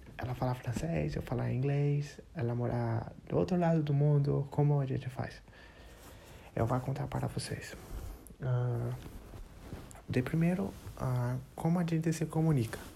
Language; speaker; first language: Portuguese; non-native, learner; English